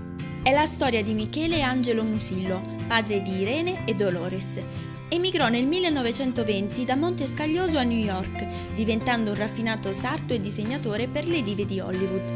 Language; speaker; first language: Italian; native; Italian